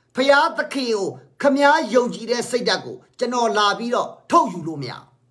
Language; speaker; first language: Burmese; non-native, local second language; Kachin